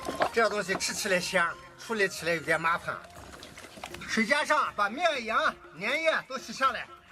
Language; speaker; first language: Chinese; native; Chinese